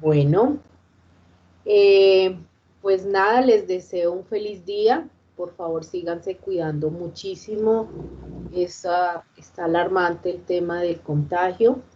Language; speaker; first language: Spanish; native; Spanish